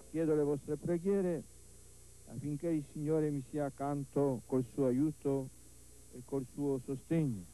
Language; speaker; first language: Italian; non-native, fluent; Polish